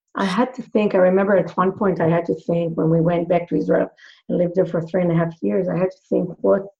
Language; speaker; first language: English; non-native, fluent; Hebrew